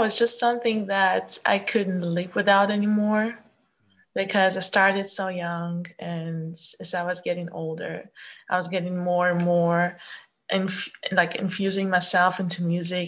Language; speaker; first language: English; non-native, fluent; Russian